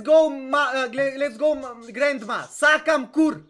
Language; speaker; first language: English; non-native, learner; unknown